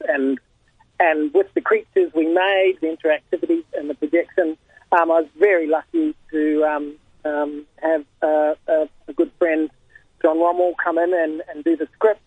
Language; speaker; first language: English; native; English